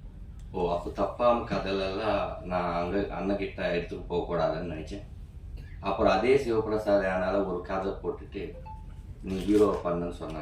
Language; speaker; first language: Tamil; non-native, learner; Telugu